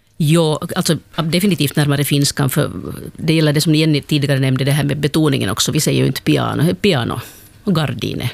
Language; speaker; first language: Swedish; native; Swedish